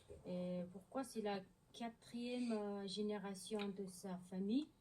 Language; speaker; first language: French; non-native, learner; Mongolian